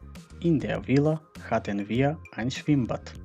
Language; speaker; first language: German; non-native, fluent; Macedonian